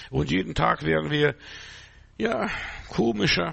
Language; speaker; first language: German; native; German